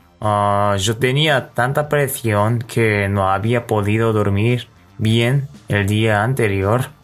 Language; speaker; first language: Spanish; non-native, learner; Korean